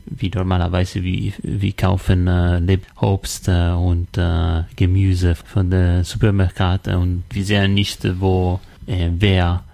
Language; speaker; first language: German; non-native, learner; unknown